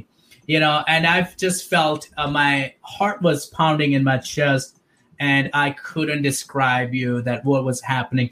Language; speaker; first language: English; non-native, local second language; Urdu